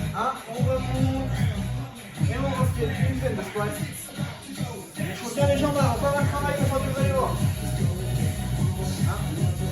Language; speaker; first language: French; native; French